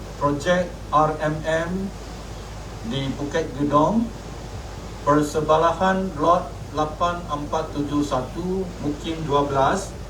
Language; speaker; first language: Malay; non-native, local second language; Chinese